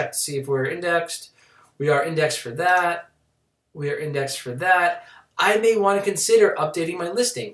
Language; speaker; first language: English; native; English